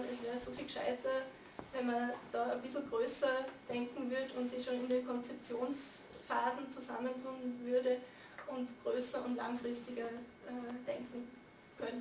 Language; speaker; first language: German; native; German